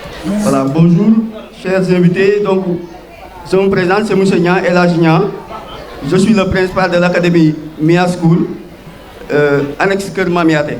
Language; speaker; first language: French; non-native, local second language; Wolof